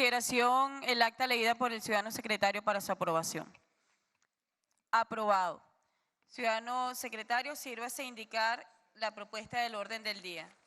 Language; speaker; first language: Spanish; native; Spanish